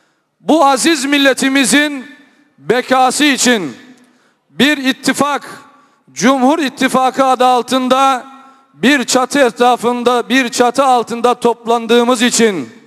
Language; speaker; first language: Turkish; native; Turkish